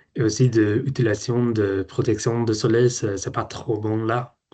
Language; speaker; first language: French; non-native, learner; Swedish